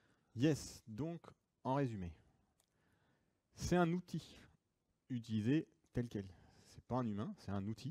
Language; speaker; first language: French; native; French